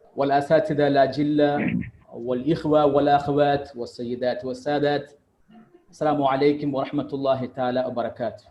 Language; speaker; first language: Arabic; non-native, fluent; Tamil